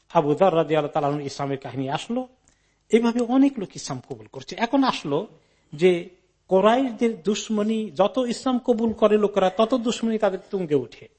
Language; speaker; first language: Bangla; native; Bangla